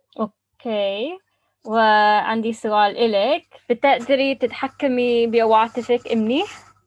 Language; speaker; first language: Arabic; non-native, learner; English